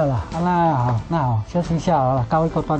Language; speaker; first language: Chinese; native; Chinese